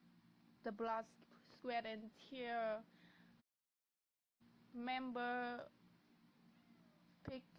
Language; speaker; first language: English; non-native, learner; Vietnamese